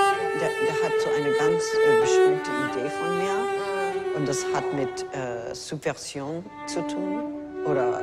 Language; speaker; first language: German; non-native, fluent; English